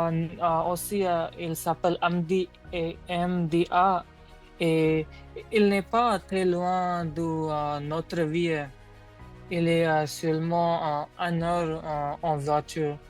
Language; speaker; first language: French; non-native, learner; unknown